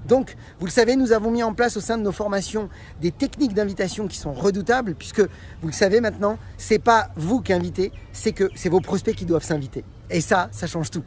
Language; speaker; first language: French; native; French